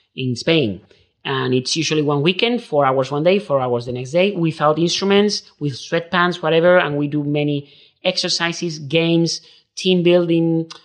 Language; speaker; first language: English; non-native, fluent; Spanish